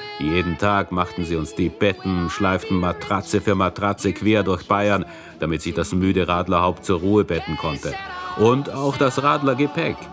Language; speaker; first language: German; native; German